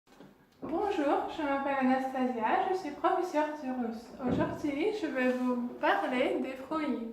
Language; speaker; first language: French; non-native, fluent; Russian